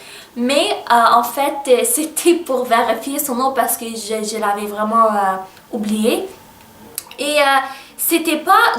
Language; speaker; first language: French; early bilingual, other home language; Arabic